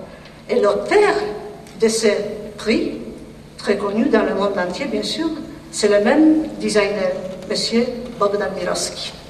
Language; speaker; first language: French; non-native, fluent; Polish